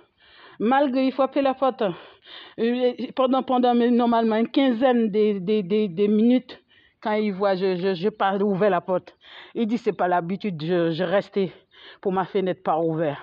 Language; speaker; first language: French; non-native, fluent; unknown